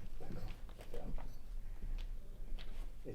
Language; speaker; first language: French; native; French